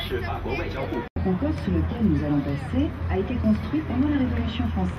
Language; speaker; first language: French; native; French